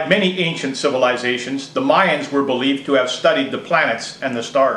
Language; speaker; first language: English; native; English